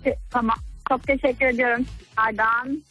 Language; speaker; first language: Turkish; early bilingual, heritage; Turkish